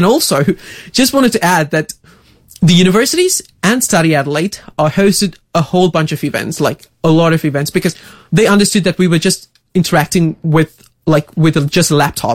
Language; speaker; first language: English; non-native, local second language; Tamil